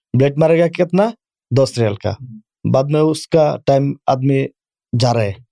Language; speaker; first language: Urdu; non-native, learner; Bangla